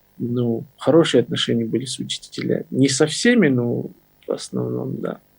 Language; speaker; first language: Russian; non-native, local second language; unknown